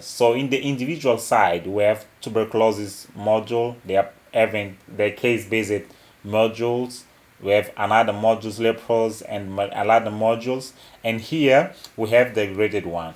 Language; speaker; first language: English; non-native, local second language; Portuguese